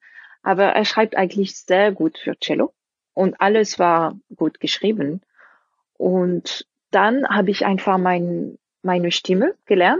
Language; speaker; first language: German; non-native, fluent; French